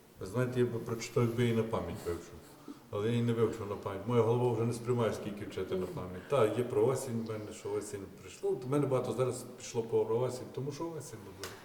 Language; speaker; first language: Ukrainian; native; Ukrainian